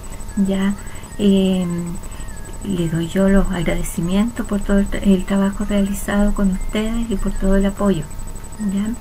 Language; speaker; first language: Spanish; native; Spanish